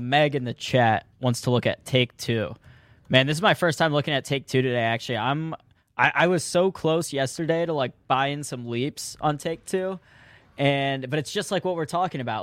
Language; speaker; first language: English; native; English